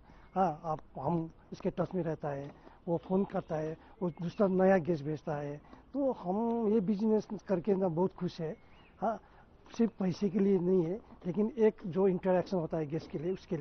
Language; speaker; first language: Hindi; non-native, local second language; Nepali